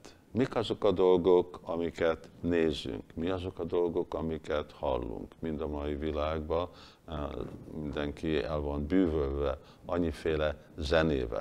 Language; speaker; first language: Hungarian; early bilingual, heritage; Hungarian